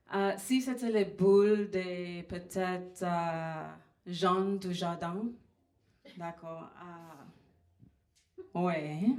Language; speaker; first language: French; non-native, fluent; English